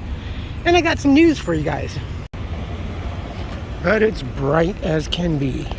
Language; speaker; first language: English; native; English